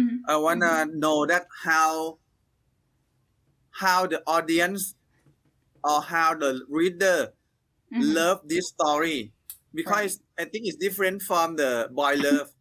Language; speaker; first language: English; non-native, learner; Thai